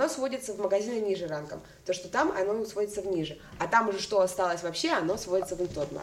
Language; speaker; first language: Russian; native; Russian